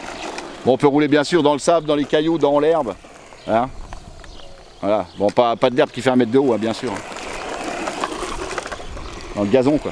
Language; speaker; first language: French; native; French